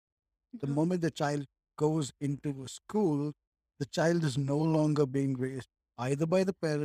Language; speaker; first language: English; native; English